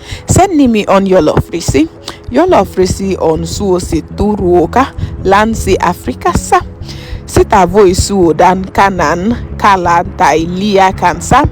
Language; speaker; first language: Finnish; non-native, learner; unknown